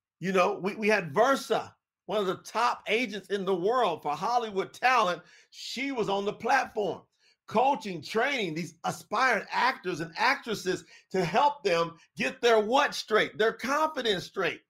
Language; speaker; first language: English; native; English